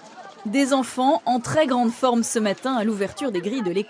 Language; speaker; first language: French; native; French